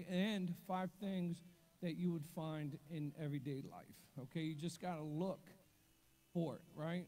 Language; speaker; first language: English; native; English